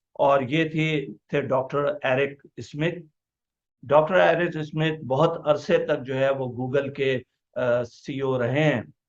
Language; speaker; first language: Urdu; native; Urdu